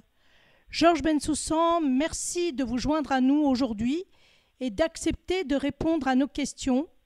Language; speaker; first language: French; native; French